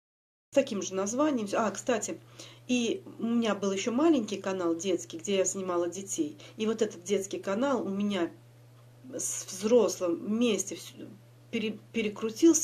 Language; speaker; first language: Russian; native; Russian